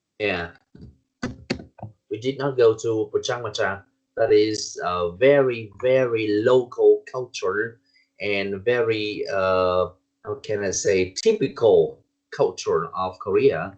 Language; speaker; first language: English; non-native, learner; Vietnamese